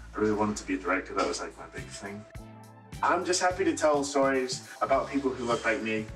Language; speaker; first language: English; native; English